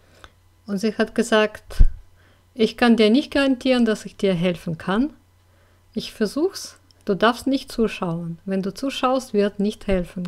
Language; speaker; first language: German; non-native, fluent; Russian